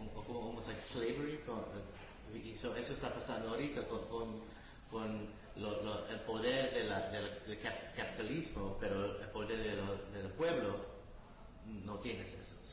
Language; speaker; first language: Spanish; early bilingual, other home language; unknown